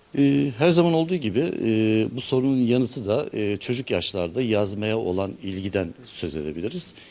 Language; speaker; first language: Turkish; native; Turkish